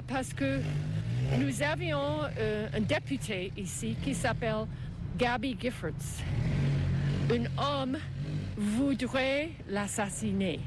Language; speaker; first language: French; non-native, learner; English